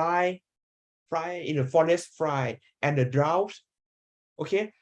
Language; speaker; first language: English; non-native, learner; Thai